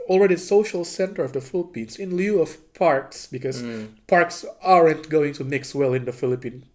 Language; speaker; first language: English; non-native, local second language; Filipino